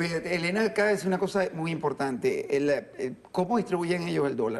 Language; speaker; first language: Spanish; native; Spanish